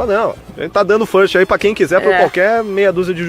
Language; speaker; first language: Portuguese; native; Portuguese